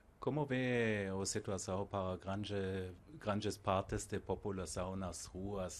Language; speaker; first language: Portuguese; non-native, fluent; German